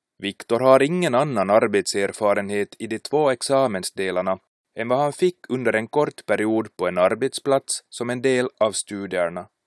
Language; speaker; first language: Swedish; native; Swedish